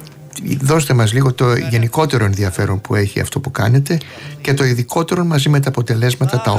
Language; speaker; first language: Greek; native; Greek